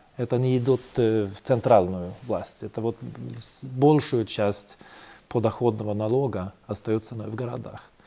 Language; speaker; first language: Russian; non-native, fluent; Swedish